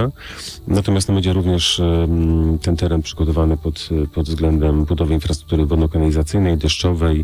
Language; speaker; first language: Polish; native; Polish